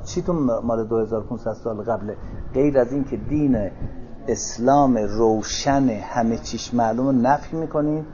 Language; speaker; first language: Persian; native; Persian